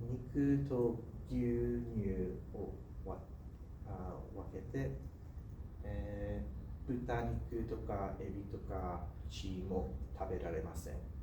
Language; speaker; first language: Japanese; non-native, learner; English